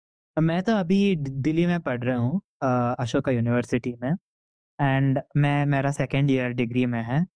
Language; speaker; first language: Hindi; non-native, local second language; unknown